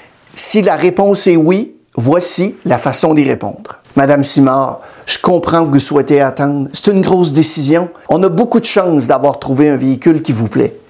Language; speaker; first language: French; native; French